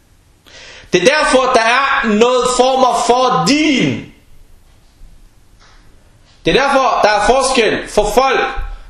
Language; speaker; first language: Danish; early bilingual, other home language; Arabic